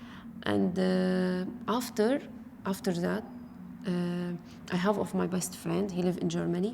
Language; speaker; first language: English; non-native, learner; Arabic